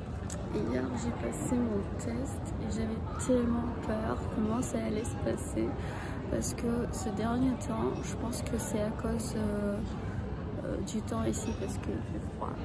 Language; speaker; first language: French; non-native, fluent; Armenian